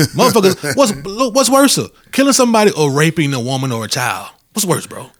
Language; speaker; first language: English; native; English